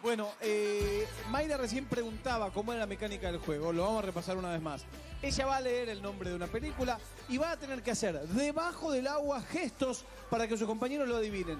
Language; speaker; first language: Spanish; native; Spanish